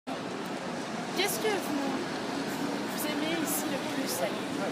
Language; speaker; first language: French; non-native, learner; Dutch